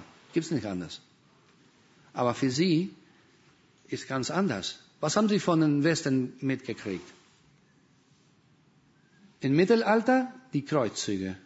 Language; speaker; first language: German; non-native, fluent; Spanish